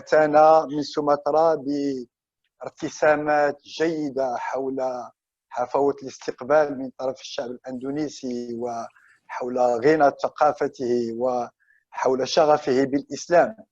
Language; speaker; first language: Arabic; native; Arabic